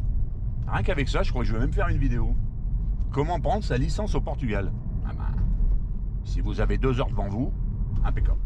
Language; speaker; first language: French; native; French